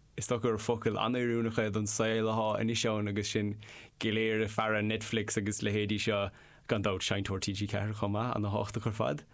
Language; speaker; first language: Irish; non-native, local second language; English